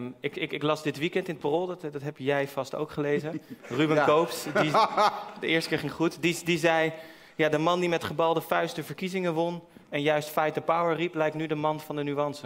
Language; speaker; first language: Dutch; native; Dutch